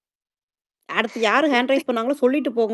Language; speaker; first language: Tamil; native; Tamil